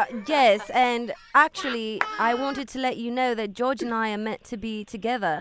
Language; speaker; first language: English; early bilingual, other home language; Spanish